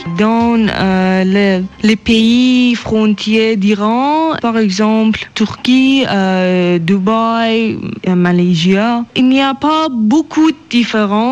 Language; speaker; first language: French; non-native, learner; Persian